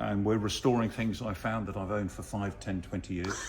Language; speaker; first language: English; native; English